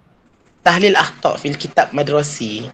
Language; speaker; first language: Arabic; non-native, fluent; Malay